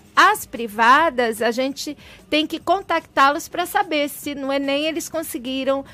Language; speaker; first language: Portuguese; native; Portuguese